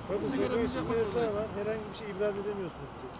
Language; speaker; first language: Turkish; native; Turkish